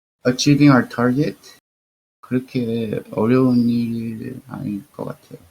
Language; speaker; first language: Korean; early bilingual, heritage; Korean